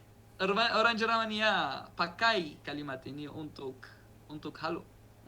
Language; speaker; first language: Indonesian; non-native, learner; Arabic